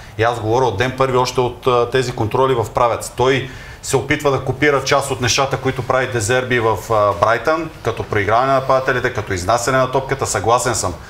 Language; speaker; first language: Bulgarian; native; Bulgarian